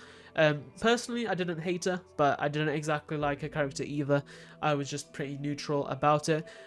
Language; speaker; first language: English; native; English